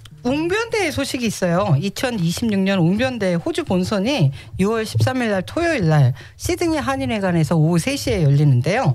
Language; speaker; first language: Korean; native; Korean